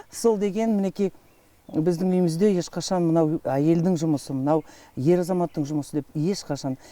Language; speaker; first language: Kazakh; native; Kazakh